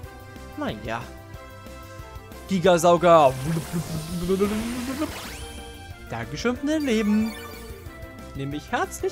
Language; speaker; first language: German; native; German